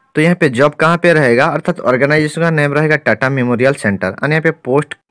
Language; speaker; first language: Hindi; non-native, local second language; Bangla